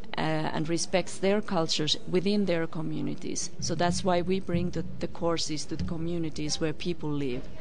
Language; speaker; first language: English; non-native, fluent; Finnish